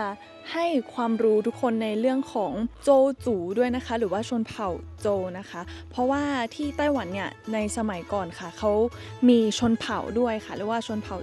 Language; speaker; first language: Thai; native; Thai